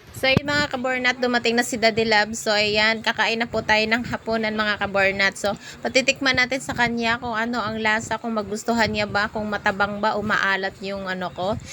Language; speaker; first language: Filipino; non-native, local second language; Cebuano